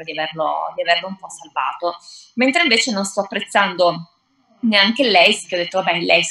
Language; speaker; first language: Italian; native; Italian